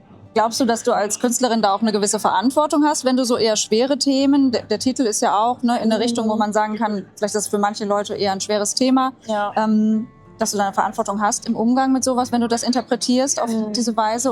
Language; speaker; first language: German; native; German